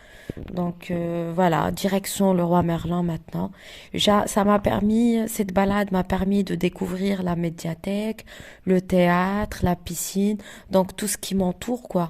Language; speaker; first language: French; non-native, local second language; Arabic